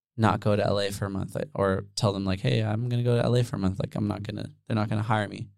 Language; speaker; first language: English; early bilingual, other home language; Dutch